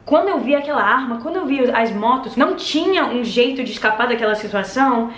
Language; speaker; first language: Portuguese; early bilingual, other home language; English